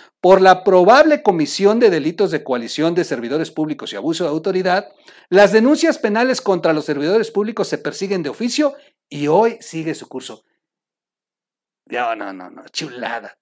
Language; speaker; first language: Spanish; native; Spanish